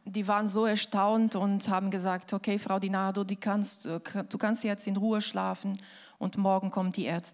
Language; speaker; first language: German; non-native, fluent; Portuguese